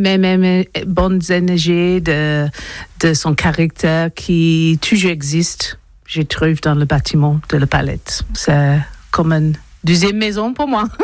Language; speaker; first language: French; non-native, learner; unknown